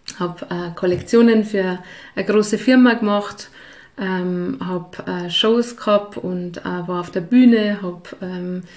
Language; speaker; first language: German; native; German